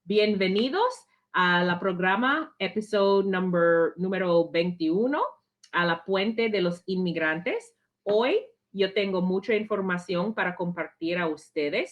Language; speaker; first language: Spanish; non-native, fluent; English